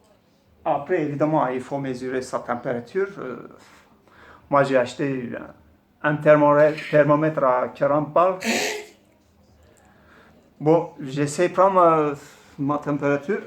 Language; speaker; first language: French; non-native, fluent; Turkish